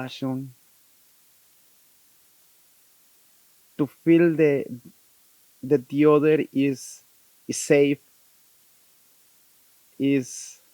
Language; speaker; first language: English; non-native, learner; Spanish